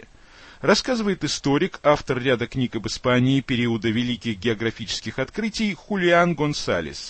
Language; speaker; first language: Russian; native; Russian